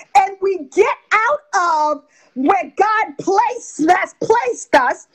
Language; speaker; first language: English; early bilingual, other home language; French